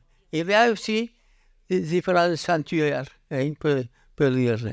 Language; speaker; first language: French; non-native, learner; Catalan